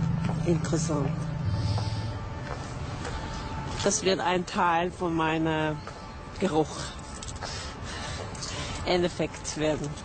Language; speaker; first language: German; non-native, fluent; Norwegian